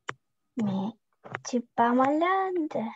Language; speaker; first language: French; non-native, learner; Russian